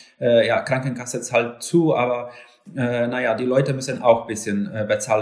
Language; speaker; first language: German; non-native, learner; Polish